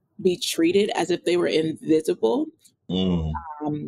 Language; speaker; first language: English; native; English